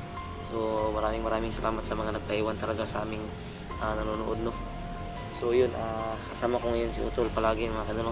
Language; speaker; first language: Filipino; non-native, local second language; Cebuano